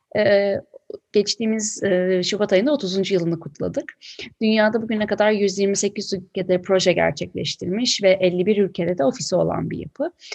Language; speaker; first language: Turkish; native; Turkish